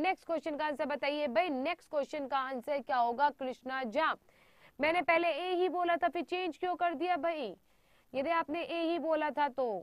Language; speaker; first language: Hindi; native; Hindi